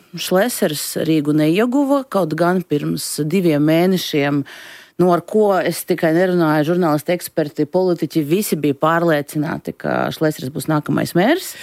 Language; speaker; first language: Latvian; non-native, local second language; Russian